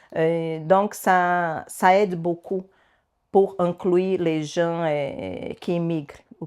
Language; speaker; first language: French; non-native, learner; Portuguese